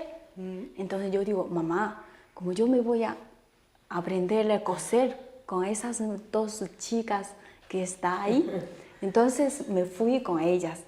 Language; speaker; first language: Spanish; non-native, fluent; Chinese